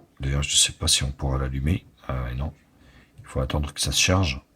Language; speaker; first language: French; native; French